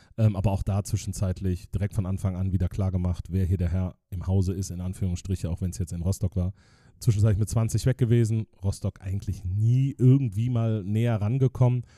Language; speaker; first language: German; native; German